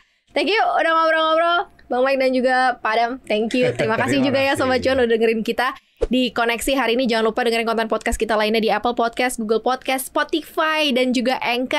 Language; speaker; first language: Indonesian; native; Indonesian